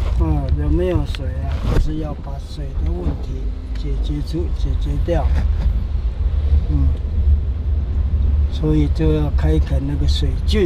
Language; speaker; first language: Chinese; non-native, local second language; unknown